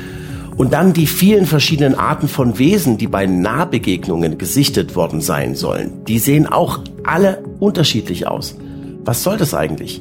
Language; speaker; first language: German; native; German